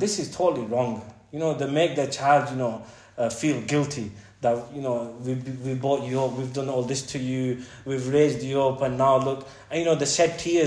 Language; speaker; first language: English; native; English